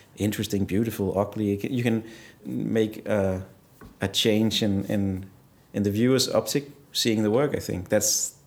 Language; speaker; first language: English; non-native, fluent; Danish